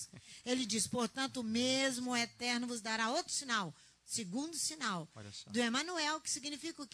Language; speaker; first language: Portuguese; native; Portuguese